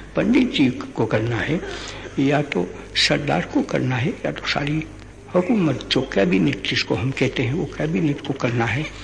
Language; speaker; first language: Hindi; non-native, local second language; Gujarati